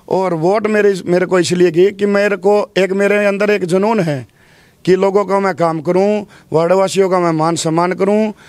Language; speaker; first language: Hindi; native; Hindi